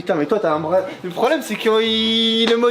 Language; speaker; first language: French; native; French